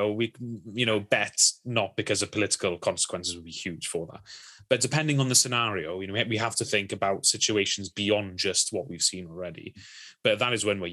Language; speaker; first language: English; native; English